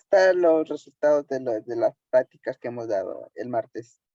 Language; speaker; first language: Spanish; native; Spanish